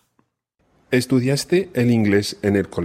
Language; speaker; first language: Spanish; non-native, fluent; English